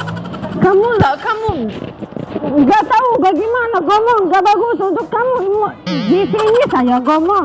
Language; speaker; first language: Indonesian; non-native, learner; Russian